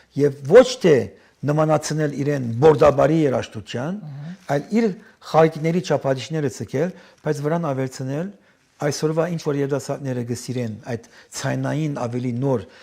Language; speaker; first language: Armenian; early bilingual, heritage; Armenian